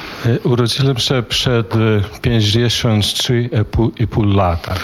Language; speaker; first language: Polish; non-native, fluent; Lithuanian